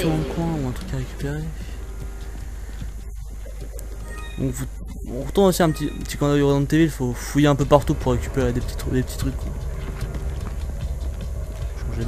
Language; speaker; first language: French; native; French